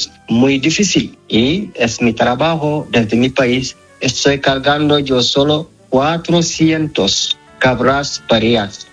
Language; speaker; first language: Spanish; non-native, learner; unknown